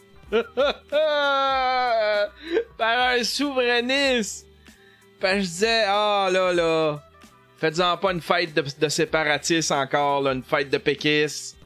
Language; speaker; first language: French; native; French